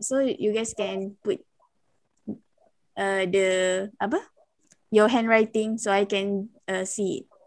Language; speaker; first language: English; non-native, local second language; Malay